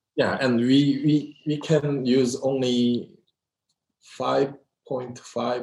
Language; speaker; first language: English; non-native, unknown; Korean